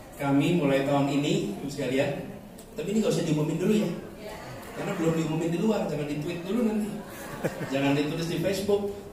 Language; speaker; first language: Indonesian; native; Indonesian